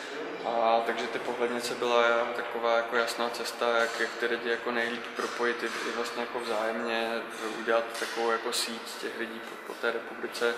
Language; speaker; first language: Czech; native; Czech